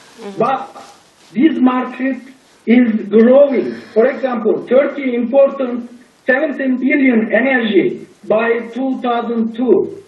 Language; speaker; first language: English; non-native, learner; Turkish